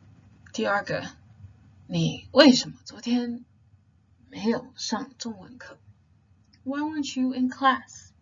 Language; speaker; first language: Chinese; non-native, fluent; English